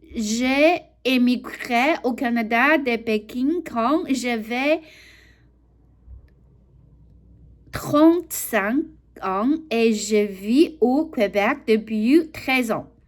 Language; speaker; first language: French; non-native, learner; Chinese